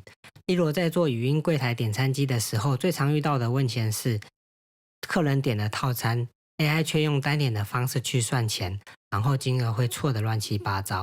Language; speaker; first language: Chinese; native; Chinese